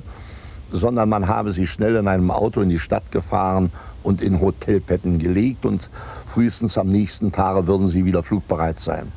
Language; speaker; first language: German; native; German